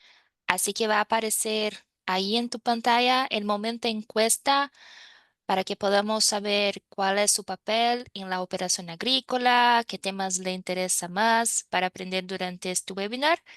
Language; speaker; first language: Spanish; non-native, fluent; Portuguese